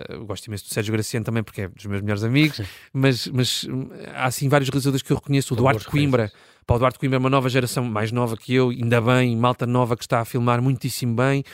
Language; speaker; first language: Portuguese; native; Portuguese